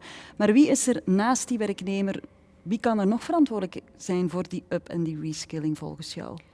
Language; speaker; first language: Dutch; native; Dutch